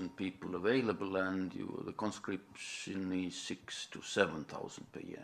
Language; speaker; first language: English; non-native, fluent; Estonian